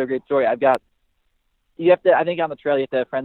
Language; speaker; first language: English; native; English